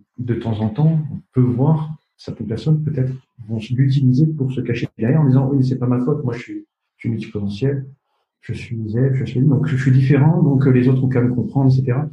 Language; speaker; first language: French; native; French